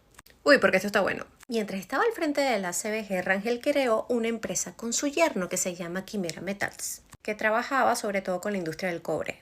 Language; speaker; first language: Spanish; native; Spanish